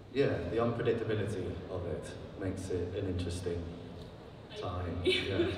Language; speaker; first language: English; native; English